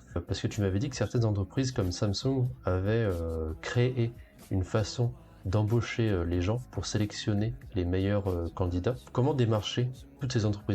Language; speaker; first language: French; native; French